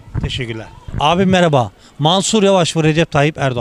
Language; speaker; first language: Turkish; native; Turkish